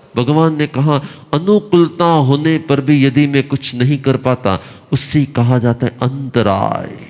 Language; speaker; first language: Hindi; non-native, local second language; Gujarati